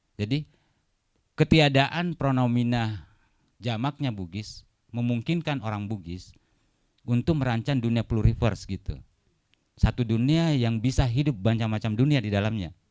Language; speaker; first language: Indonesian; non-native, local second language; Buginese